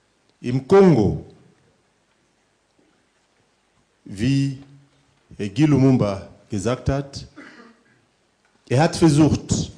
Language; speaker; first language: German; non-native, fluent; French